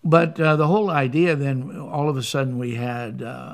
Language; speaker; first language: English; native; English